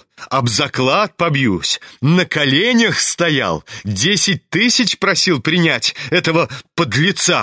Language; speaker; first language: Russian; native; Russian